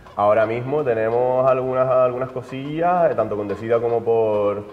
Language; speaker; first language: Spanish; native; Spanish